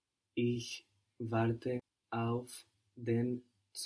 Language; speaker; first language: German; non-native, learner; English